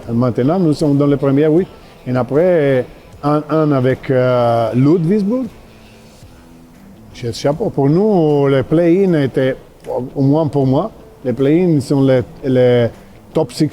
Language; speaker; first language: French; non-native, fluent; Italian